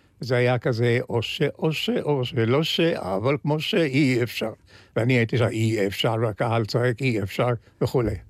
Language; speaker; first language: Hebrew; early bilingual, other home language; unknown